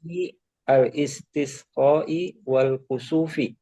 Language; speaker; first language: Arabic; non-native, learner; Indonesian